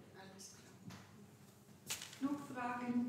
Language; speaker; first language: German; non-native, fluent; Ukrainian